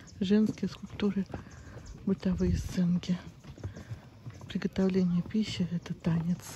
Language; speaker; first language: Russian; native; Russian